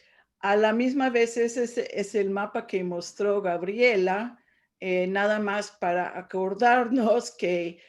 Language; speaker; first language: Spanish; non-native, fluent; English